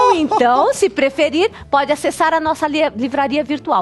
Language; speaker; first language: Portuguese; native; Portuguese